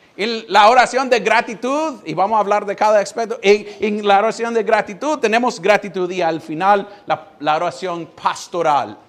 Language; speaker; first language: Spanish; non-native, fluent; English